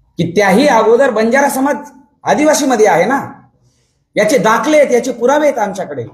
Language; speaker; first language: Marathi; non-native, local second language; Lambadi